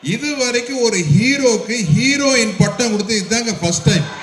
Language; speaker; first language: Tamil; native; Tamil